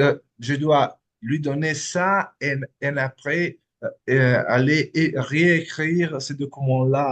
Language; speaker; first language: French; non-native, fluent; Italian